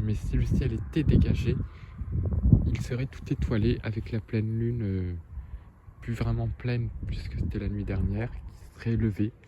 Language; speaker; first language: French; native; French